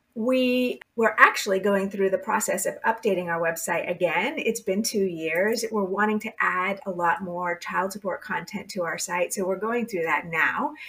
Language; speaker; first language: English; native; English